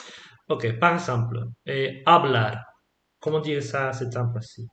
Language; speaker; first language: French; non-native, fluent; Spanish